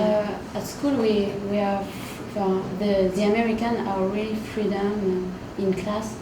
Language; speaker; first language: English; non-native, learner; French